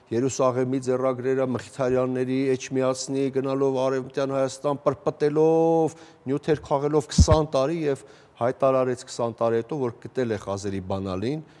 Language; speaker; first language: Armenian; native; Armenian